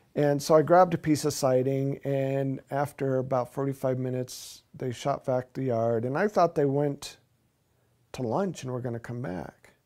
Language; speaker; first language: English; native; English